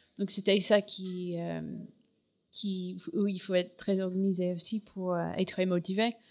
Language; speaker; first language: French; non-native, fluent; English